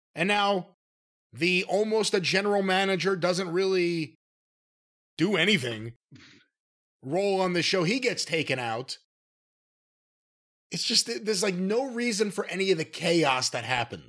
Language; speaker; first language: English; native; English